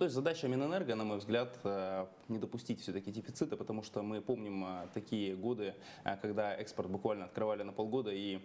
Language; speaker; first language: Russian; native; Russian